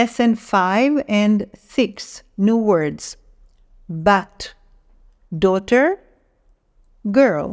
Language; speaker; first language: English; non-native, fluent; Hebrew